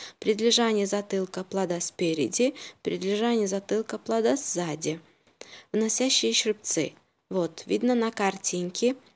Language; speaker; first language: Russian; non-native, local second language; Uzbek